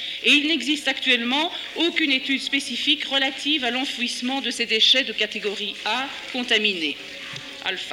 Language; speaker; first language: French; native; French